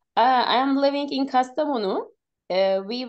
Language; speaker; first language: English; non-native, learner; Turkish